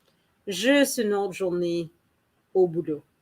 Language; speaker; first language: French; non-native, learner; English